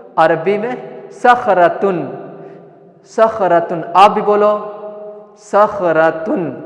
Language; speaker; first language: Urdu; non-native, local second language; Malayalam